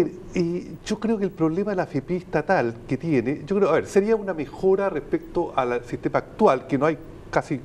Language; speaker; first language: Spanish; native; Spanish